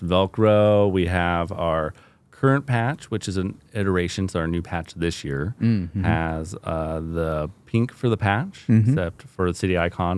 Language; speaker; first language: English; native; English